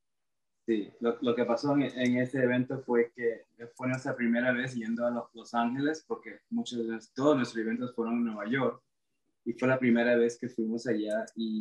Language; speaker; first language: Spanish; early bilingual, heritage; Spanish